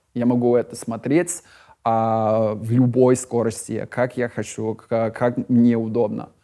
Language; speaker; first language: Russian; non-native, fluent; English